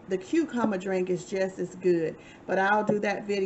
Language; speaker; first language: English; native; English